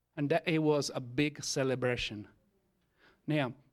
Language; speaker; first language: English; non-native, learner; Italian